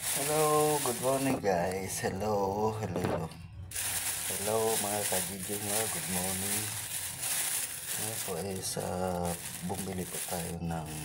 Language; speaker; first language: Filipino; non-native, local second language; Bikol